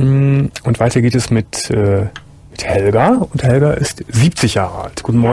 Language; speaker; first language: German; native; German